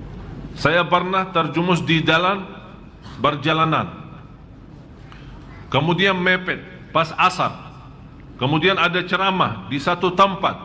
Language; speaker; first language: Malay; non-native, fluent; Arabic